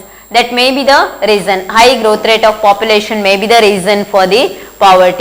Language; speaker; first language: English; non-native, local second language; Kannada